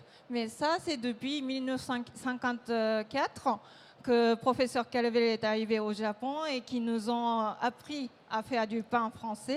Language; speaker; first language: French; non-native, fluent; Japanese